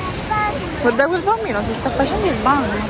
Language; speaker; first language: Italian; native; Italian